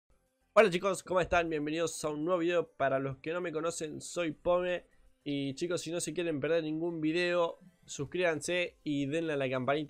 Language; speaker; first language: Spanish; native; Spanish